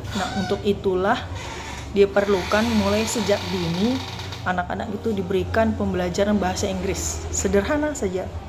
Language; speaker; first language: Indonesian; native; Indonesian